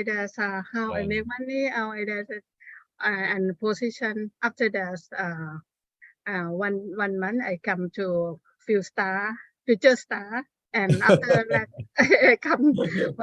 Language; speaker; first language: English; non-native, learner; Thai